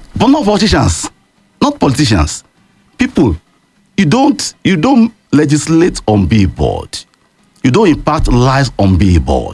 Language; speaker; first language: English; non-native, local second language; Yoruba